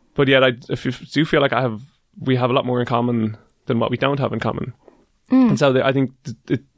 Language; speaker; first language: English; native; English